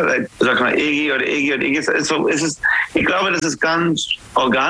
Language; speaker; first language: German; non-native, learner; English